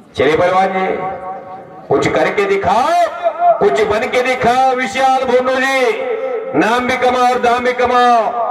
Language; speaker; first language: Hindi; non-native, local second language; Marathi